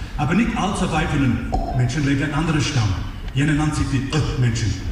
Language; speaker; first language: German; non-native, fluent; English